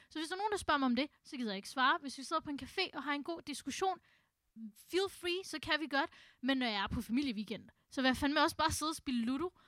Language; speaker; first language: Danish; early bilingual, other home language; Urdu